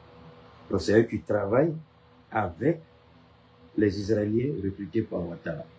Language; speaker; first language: French; native; French